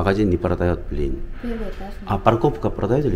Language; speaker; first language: Russian; non-native, learner; Korean